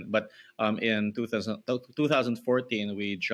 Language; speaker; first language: English; non-native, local second language; Filipino